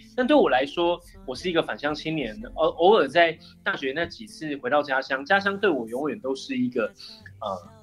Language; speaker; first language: Chinese; non-native, local second language; Min Nan Chinese